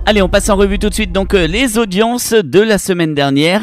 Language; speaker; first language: French; native; French